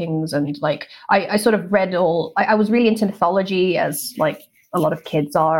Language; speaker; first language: English; non-native, local second language; Cantonese